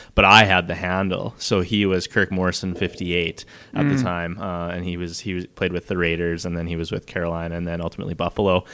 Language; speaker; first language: English; native; English